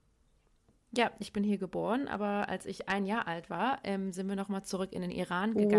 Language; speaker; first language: German; early bilingual, other home language; Persian